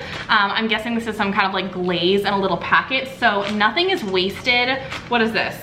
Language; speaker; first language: English; native; English